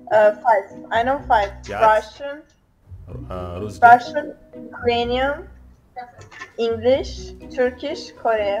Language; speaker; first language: English; non-native, learner; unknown